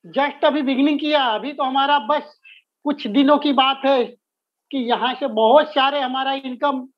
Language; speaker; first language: Hindi; native; Hindi